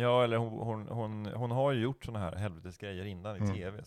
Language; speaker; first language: Swedish; native; Swedish